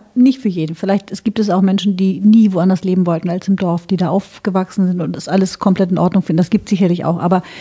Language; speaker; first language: German; native; German